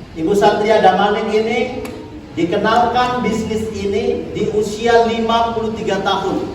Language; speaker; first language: Indonesian; native; Indonesian